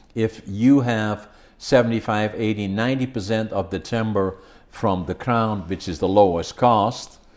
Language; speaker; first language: English; non-native, fluent; Dutch